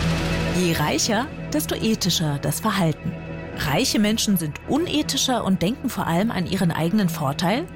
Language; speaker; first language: German; native; German